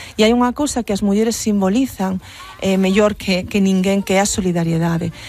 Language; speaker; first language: Galician; native; Galician